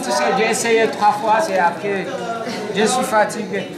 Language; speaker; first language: French; non-native, learner; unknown